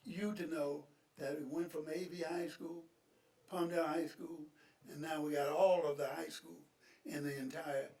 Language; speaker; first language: English; native; English